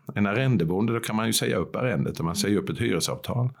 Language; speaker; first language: Swedish; native; Swedish